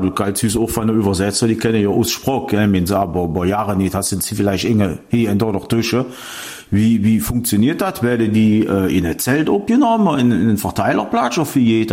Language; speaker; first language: German; native; German